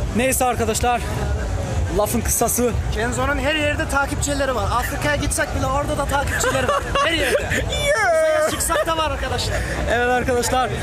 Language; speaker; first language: Turkish; early bilingual, heritage; Turkish